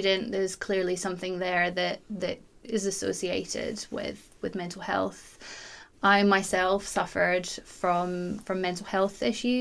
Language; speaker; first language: English; native; English